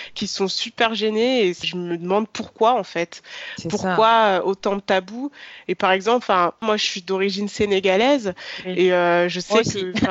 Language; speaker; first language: French; native; French